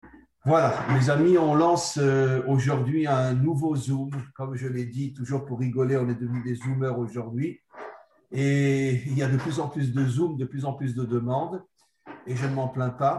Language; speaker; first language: French; native; French